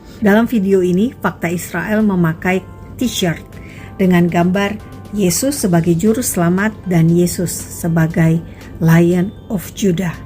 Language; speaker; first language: Indonesian; native; Indonesian